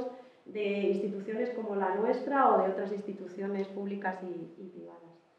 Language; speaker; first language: Spanish; native; Spanish